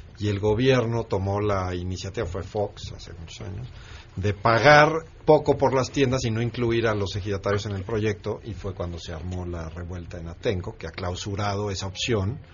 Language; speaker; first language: Spanish; native; Spanish